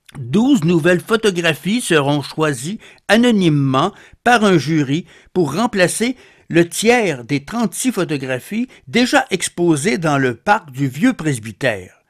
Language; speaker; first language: French; native; French